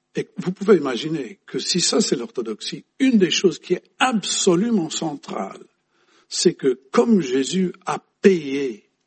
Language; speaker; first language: French; non-native, fluent; English